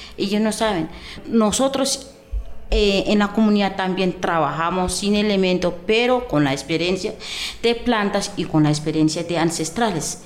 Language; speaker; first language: Spanish; non-native, local second language; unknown